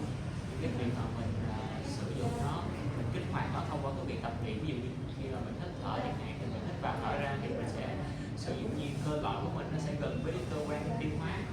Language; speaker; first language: Vietnamese; native; Vietnamese